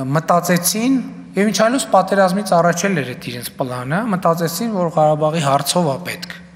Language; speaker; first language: Armenian; native; Armenian